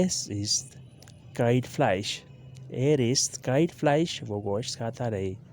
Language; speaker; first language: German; non-native, learner; Urdu